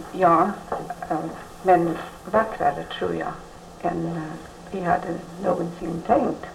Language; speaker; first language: Swedish; early bilingual, heritage; Swedish